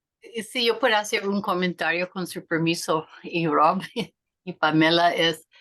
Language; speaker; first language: Spanish; non-native, learner; English